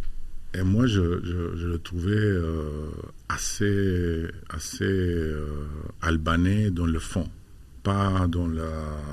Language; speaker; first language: French; non-native, fluent; Albanian